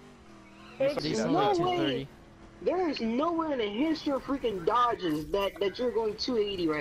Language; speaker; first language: English; native; English